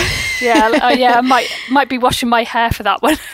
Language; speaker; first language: English; native; English